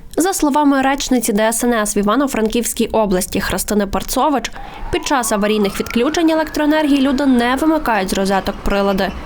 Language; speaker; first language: Ukrainian; native; Ukrainian